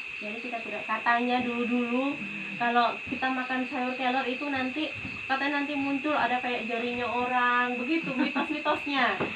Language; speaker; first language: Indonesian; non-native, local second language; Sundanese